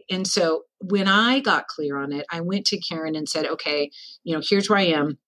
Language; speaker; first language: English; native; English